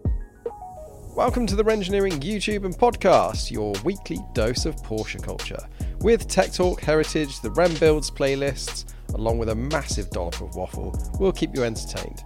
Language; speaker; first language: English; native; English